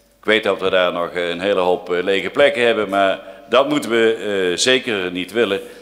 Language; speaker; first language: Dutch; native; Dutch